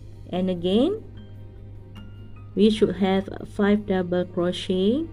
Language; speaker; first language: English; non-native, local second language; Malay